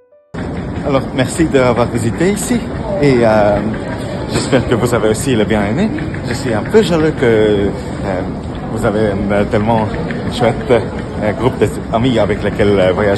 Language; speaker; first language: French; non-native, fluent; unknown